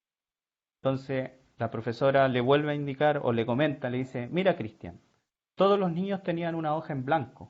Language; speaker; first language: Spanish; native; Spanish